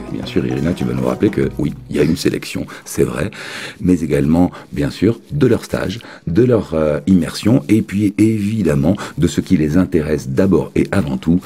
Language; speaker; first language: French; native; French